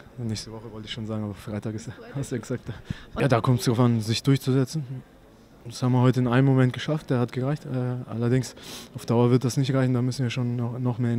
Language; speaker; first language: German; native; German